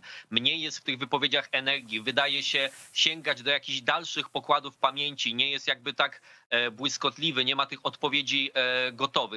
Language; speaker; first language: Polish; native; Polish